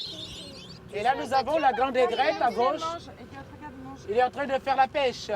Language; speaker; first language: French; non-native, local second language; Wolof